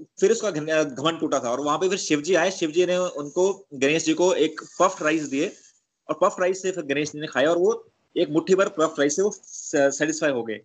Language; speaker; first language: Hindi; native; Hindi